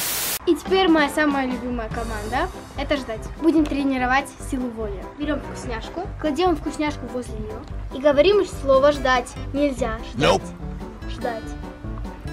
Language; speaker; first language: Russian; native; Russian